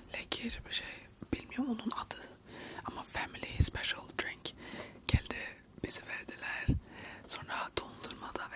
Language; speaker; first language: Turkish; early bilingual, heritage; Turkish